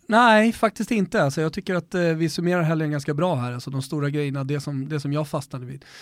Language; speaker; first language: Swedish; native; Swedish